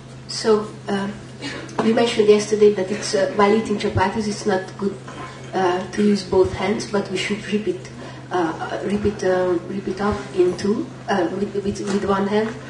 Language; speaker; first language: English; non-native, fluent; Hungarian